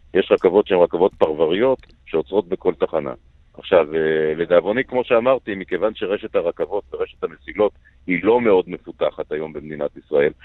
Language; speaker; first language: Hebrew; native; Hebrew